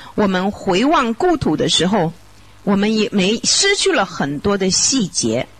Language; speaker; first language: Chinese; native; Chinese